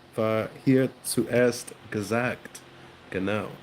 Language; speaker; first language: German; non-native, learner; English